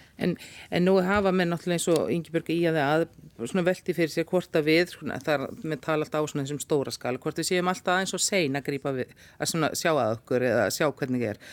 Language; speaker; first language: Icelandic; native; Icelandic